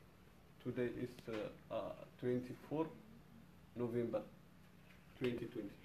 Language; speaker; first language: English; non-native, learner; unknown